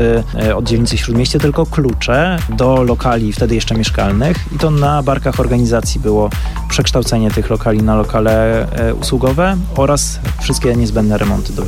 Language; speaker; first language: Polish; native; Polish